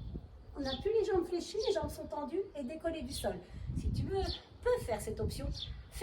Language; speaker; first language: French; native; French